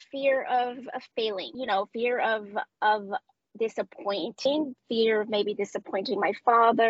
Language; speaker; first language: English; non-native, fluent; Spanish